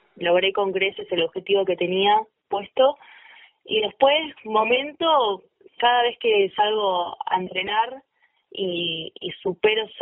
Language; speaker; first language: Spanish; native; Spanish